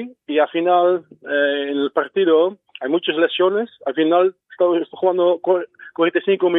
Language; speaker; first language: Spanish; non-native, fluent; Dutch